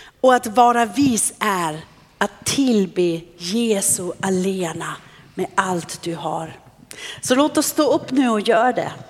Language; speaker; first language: Swedish; non-native, fluent; German